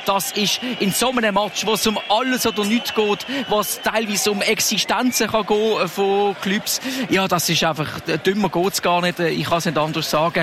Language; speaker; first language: German; native; German